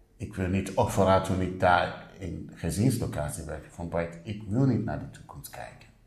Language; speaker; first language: Dutch; non-native, fluent; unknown